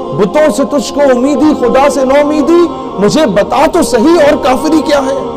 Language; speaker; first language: Urdu; non-native, local second language; Punjabi